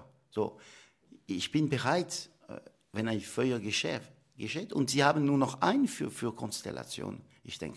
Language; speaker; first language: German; non-native, local second language; French